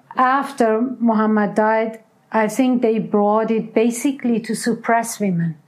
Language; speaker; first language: English; non-native, fluent; Persian